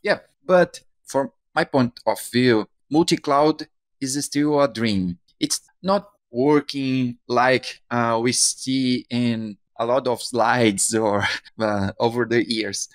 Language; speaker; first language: English; non-native, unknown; Portuguese